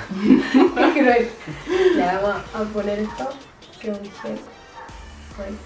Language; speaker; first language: Spanish; native; Spanish